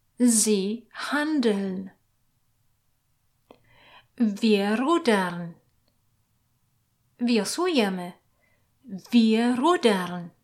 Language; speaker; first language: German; non-native, fluent; Polish